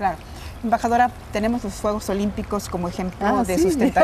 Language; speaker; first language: Spanish; native; Spanish